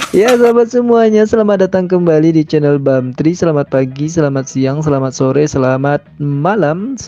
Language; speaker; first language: Indonesian; native; Indonesian